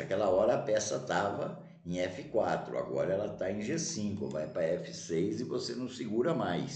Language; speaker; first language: Portuguese; native; Portuguese